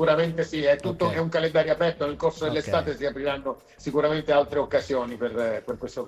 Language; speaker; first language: Italian; native; Italian